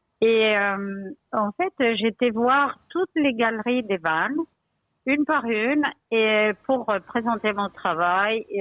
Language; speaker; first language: French; non-native, fluent; Spanish